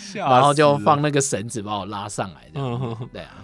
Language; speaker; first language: Chinese; native; Chinese